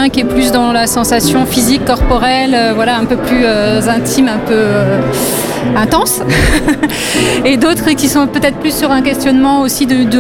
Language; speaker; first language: French; native; French